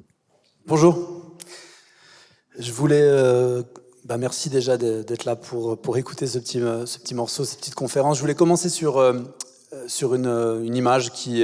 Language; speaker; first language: French; native; French